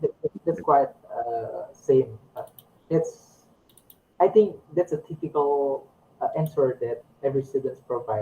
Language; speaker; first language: English; non-native, learner; Indonesian